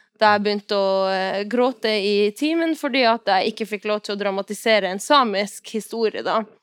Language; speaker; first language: Norwegian; non-native, local second language; Northern Sami